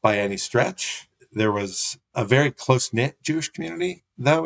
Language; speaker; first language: English; native; English